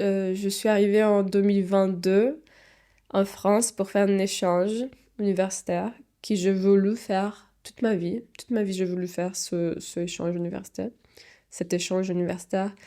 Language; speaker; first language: French; non-native, fluent; Portuguese